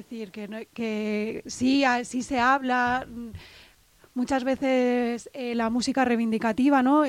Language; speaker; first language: Spanish; native; Spanish